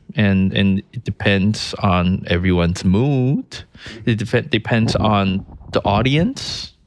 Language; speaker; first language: English; early bilingual, other home language; Chinese